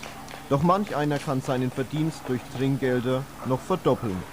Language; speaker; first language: German; native; German